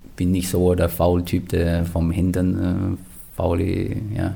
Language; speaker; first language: German; non-native, fluent; French